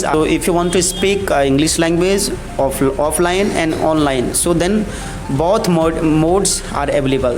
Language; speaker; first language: English; non-native, local second language; Hindi